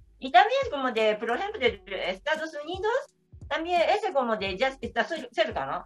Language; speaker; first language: Spanish; non-native, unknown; Japanese